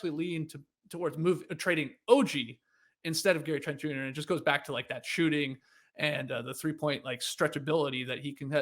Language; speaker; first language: English; native; English